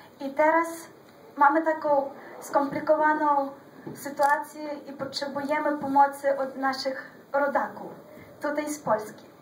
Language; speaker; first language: Polish; non-native, fluent; Ukrainian